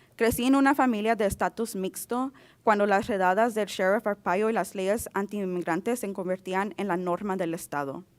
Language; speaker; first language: Spanish; early bilingual, other home language; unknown